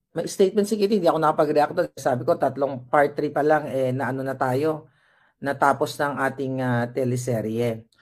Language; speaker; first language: Filipino; non-native, local second language; Hiligaynon